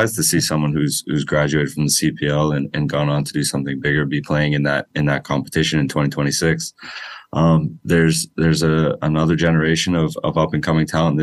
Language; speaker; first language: English; native; English